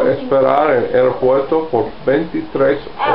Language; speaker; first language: Spanish; non-native, learner; English